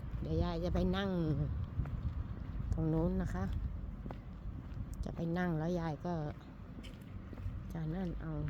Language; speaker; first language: Thai; native; Thai